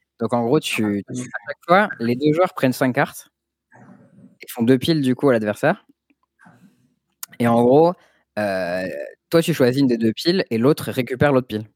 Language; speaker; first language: French; native; French